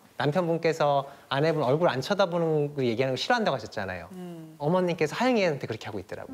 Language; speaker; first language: Korean; native; Korean